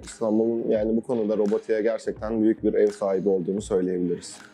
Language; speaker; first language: Turkish; native; Turkish